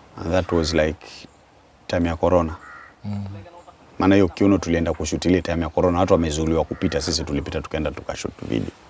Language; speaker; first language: Swahili; native; Swahili